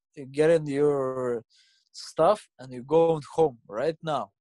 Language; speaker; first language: English; non-native, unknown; Russian